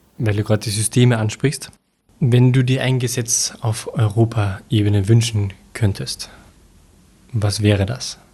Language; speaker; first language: German; native; German